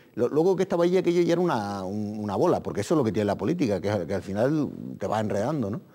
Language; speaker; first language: Spanish; native; Spanish